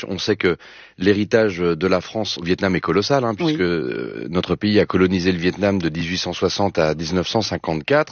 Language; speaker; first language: French; native; French